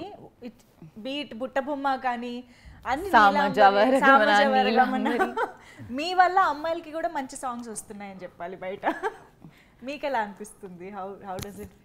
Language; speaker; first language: Telugu; native; Telugu